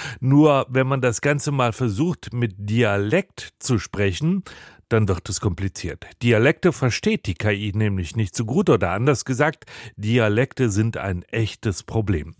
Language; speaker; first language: German; native; German